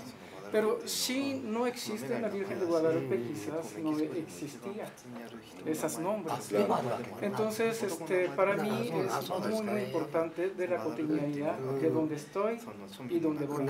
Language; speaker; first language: Spanish; non-native, learner; Japanese